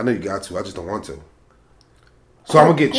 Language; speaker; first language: English; native; English